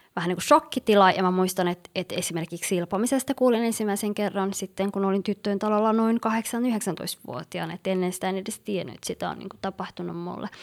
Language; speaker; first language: Finnish; early bilingual, other home language; Somali